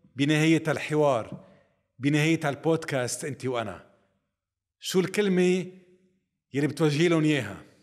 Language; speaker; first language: Arabic; native; Arabic